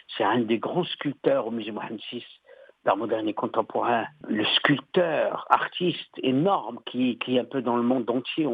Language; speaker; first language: French; non-native, local second language; Arabic